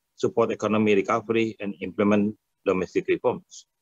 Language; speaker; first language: English; non-native, fluent; Indonesian